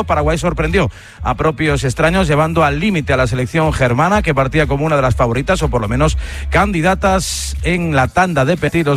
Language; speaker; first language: Spanish; native; Spanish